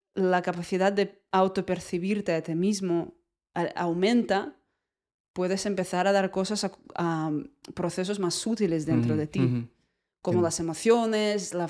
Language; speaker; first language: Spanish; non-native, fluent; Russian